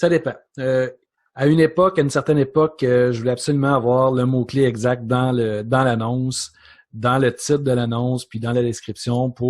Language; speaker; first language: French; native; French